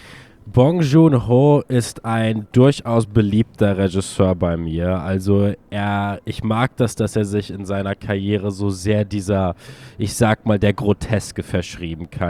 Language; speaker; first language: German; native; German